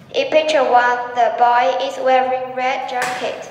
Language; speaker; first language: English; non-native, learner; Vietnamese